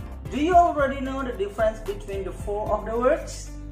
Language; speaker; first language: English; non-native, fluent; Indonesian